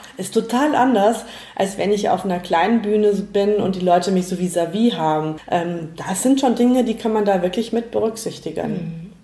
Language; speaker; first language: German; native; German